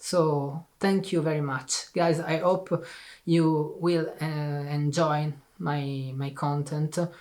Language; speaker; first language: English; non-native, learner; Italian